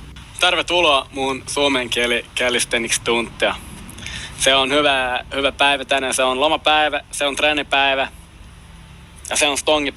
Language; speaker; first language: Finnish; non-native, learner; Swedish